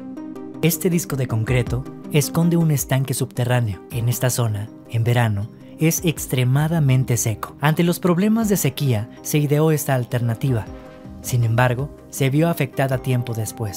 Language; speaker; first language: Spanish; native; Spanish